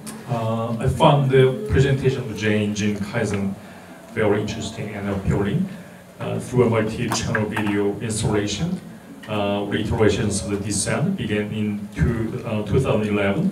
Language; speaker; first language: English; non-native, fluent; Korean